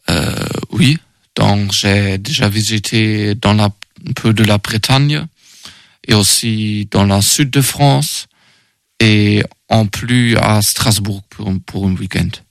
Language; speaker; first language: French; non-native, learner; German